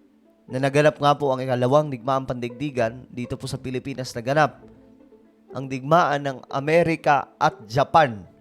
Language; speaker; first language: Filipino; native; Filipino